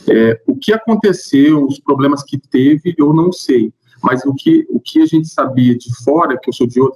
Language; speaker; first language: Portuguese; native; Portuguese